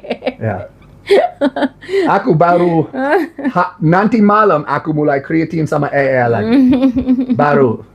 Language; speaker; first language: Indonesian; non-native, learner; English